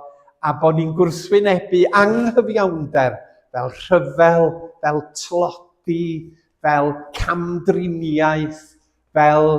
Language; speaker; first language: Welsh; native; Welsh